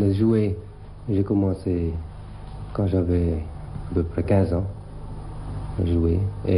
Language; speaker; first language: French; non-native, fluent; Thai